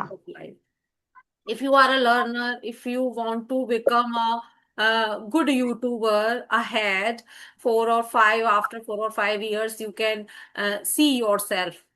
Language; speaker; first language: English; non-native, fluent; Hindi